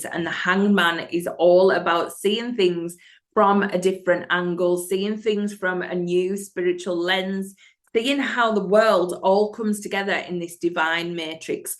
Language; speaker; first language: English; native; English